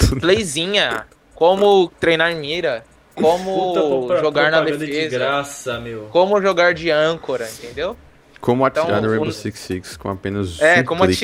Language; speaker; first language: Portuguese; native; Portuguese